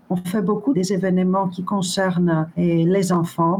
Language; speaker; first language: French; non-native, fluent; Greek